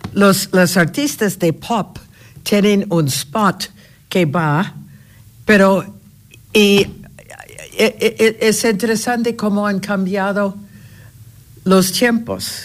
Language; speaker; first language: Spanish; non-native, fluent; English